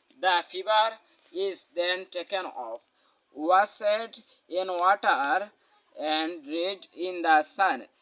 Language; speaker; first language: English; non-native, local second language; Bangla